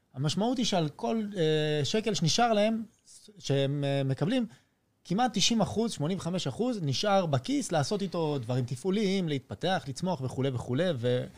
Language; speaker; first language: Hebrew; early bilingual, other home language; French